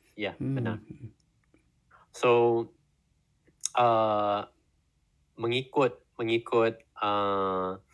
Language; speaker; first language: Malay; non-native, learner; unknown